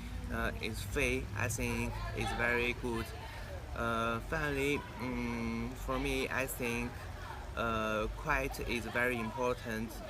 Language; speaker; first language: English; non-native, learner; Chinese